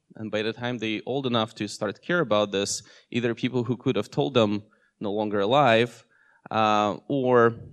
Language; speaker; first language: English; non-native, fluent; Russian